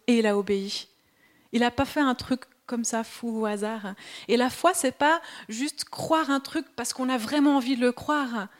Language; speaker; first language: French; native; French